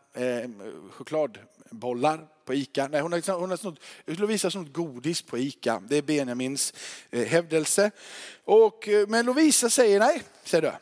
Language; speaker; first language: Swedish; native; Swedish